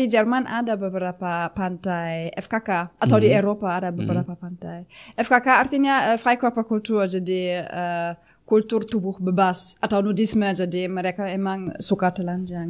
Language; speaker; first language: Indonesian; non-native, fluent; German